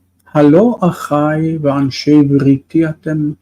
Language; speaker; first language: Hebrew; non-native, fluent; English